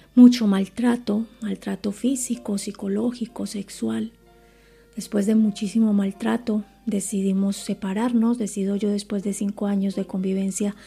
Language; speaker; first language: Spanish; native; Spanish